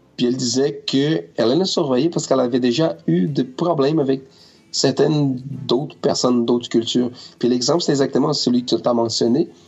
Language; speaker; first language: French; non-native, fluent; Portuguese